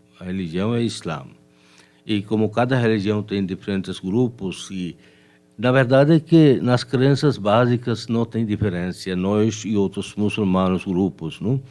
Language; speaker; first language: Portuguese; non-native, fluent; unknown